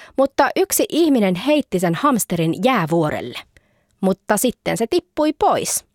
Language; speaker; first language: Finnish; early bilingual, heritage; Finnish